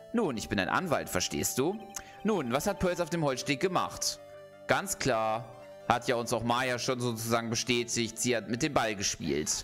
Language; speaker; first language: German; native; German